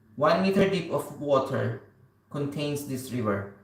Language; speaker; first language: English; non-native, local second language; Filipino